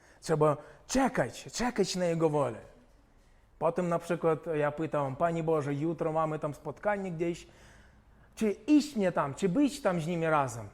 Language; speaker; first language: Polish; non-native, fluent; Ukrainian